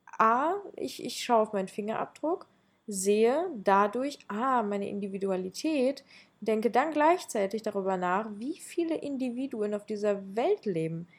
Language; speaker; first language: German; early bilingual, other home language; Russian